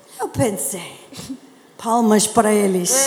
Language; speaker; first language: Portuguese; non-native, learner; English